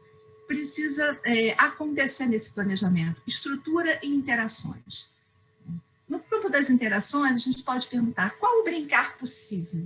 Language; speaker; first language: Portuguese; native; Portuguese